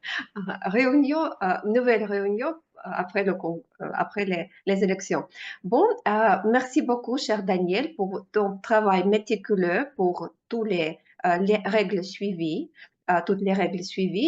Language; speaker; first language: French; non-native, fluent; Russian